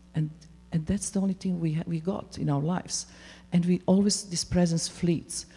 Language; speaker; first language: English; non-native, fluent; Serbian